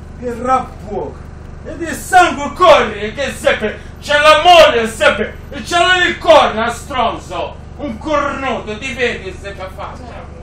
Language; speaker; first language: Italian; non-native, learner; Arabic